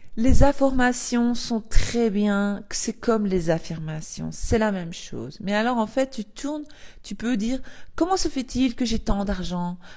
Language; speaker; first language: French; native; French